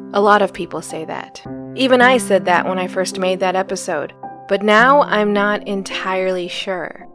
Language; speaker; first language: English; early bilingual, other home language; Filipino